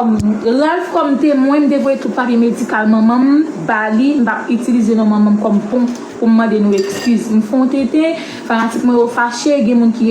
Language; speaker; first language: French; non-native, local second language; Haitian Creole